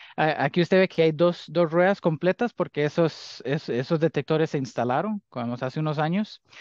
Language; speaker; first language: Spanish; early bilingual, heritage; Spanish